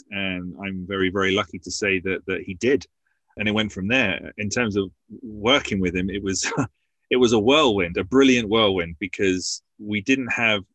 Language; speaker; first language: English; native; English